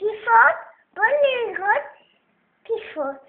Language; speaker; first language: Hebrew; early bilingual, other home language; Russian